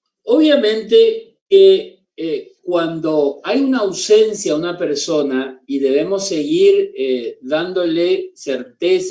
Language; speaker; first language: Spanish; native; Spanish